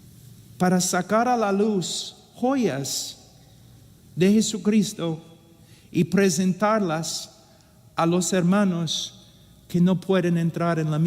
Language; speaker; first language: Spanish; non-native, fluent; English